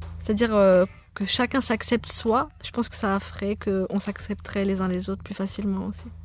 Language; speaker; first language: French; early bilingual, other home language; Arabic